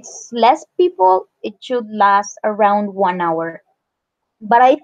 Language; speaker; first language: English; non-native, fluent; Spanish